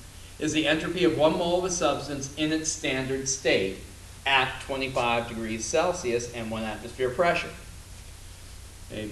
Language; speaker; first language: English; native; English